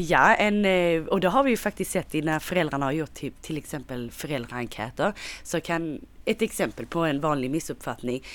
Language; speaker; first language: Swedish; native; Swedish